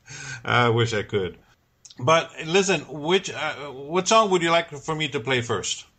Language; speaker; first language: English; native; English